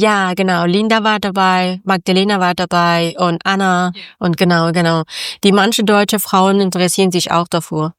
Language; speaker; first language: German; non-native, learner; Persian